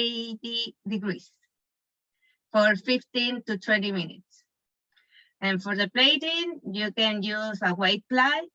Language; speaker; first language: English; non-native, learner; Spanish